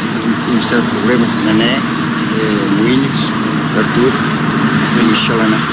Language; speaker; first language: Portuguese; non-native, learner; English